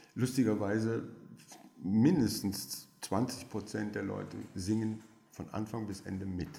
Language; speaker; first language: German; non-native, fluent; French